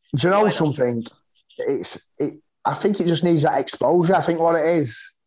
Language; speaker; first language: English; native; English